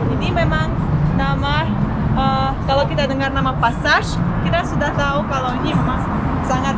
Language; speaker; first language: Indonesian; non-native, fluent; Russian